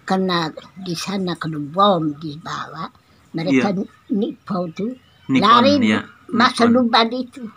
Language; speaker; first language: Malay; non-native, local second language; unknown